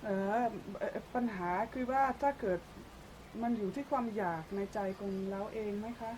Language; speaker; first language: Thai; non-native, fluent; Dutch